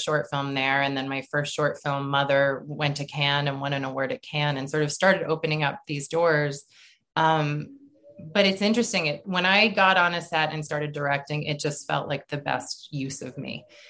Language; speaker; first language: English; native; English